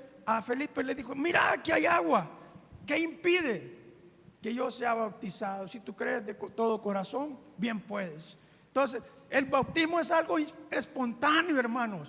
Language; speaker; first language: Spanish; native; Spanish